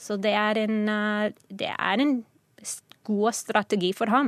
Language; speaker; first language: Norwegian; non-native, fluent; English